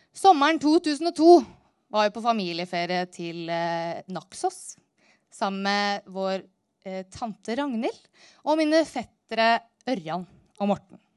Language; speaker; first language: Norwegian; native; Norwegian